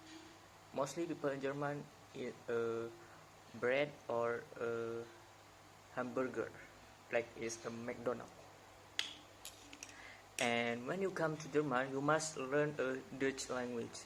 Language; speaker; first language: English; non-native, learner; Indonesian